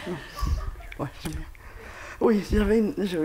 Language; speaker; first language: French; non-native, fluent; Spanish